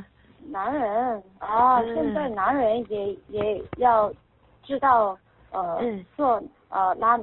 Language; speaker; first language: Chinese; non-native, learner; Korean